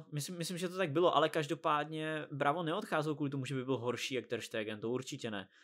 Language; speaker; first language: Czech; native; Czech